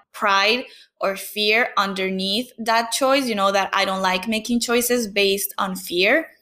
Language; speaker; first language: English; non-native, fluent; Spanish